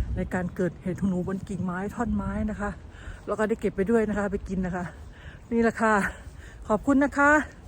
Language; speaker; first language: Thai; native; Thai